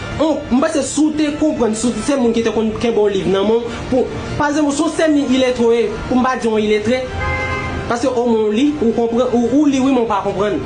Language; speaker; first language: Haitian Creole; native; Haitian Creole